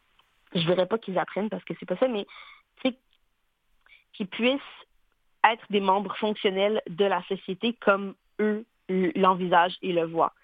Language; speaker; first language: French; native; French